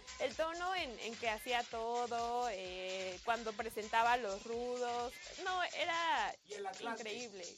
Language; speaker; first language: Spanish; native; Spanish